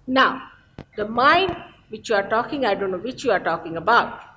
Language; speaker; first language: English; non-native, local second language; Marathi